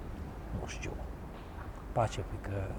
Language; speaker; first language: Romanian; early bilingual, heritage; Romanian